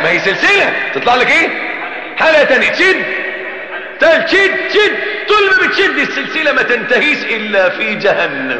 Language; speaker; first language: Arabic; native; Arabic